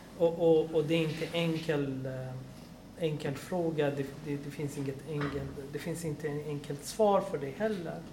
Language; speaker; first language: Swedish; non-native, fluent; Persian